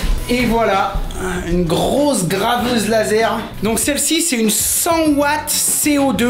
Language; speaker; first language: French; native; French